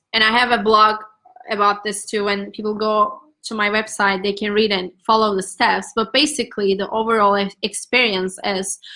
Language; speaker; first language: English; non-native, fluent; Turkish